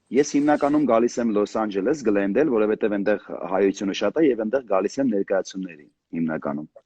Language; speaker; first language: Armenian; native; Armenian